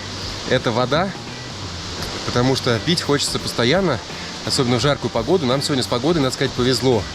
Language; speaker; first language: Russian; native; Russian